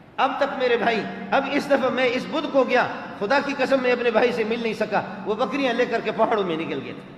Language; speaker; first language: Urdu; non-native, local second language; Baluchi